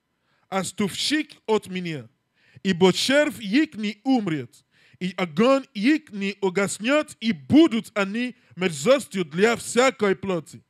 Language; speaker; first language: Russian; non-native, learner; English